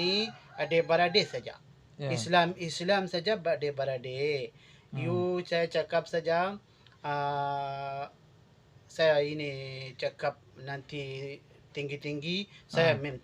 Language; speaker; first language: Indonesian; non-native, learner; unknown